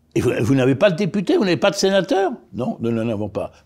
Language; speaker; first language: French; native; French